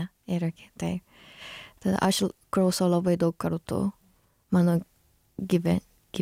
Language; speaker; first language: Lithuanian; non-native, learner; Japanese